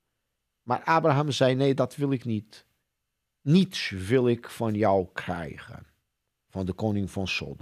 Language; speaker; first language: Dutch; non-native, fluent; Portuguese